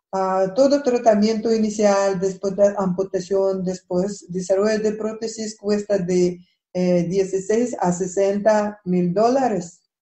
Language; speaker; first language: Spanish; non-native, fluent; Russian